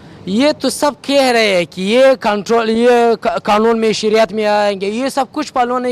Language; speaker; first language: Hindi; non-native, learner; Pashto